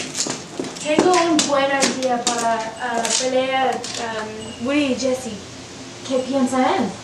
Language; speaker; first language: Spanish; non-native, learner; English